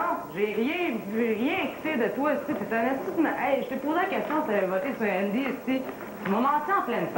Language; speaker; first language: French; native; French